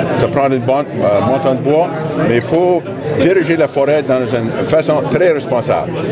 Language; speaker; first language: French; non-native, fluent; English